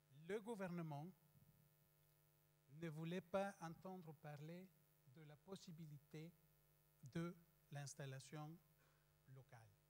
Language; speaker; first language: French; non-native, fluent; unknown